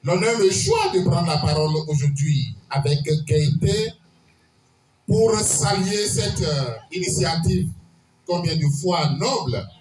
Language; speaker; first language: French; non-native, local second language; Yoruba